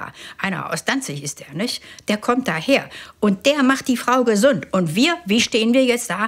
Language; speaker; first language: German; native; German